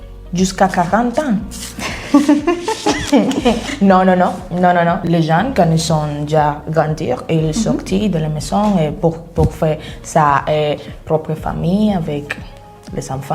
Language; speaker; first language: French; non-native, fluent; Spanish